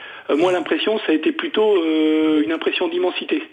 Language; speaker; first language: French; native; French